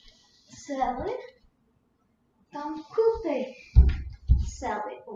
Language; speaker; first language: Russian; early bilingual, heritage; Russian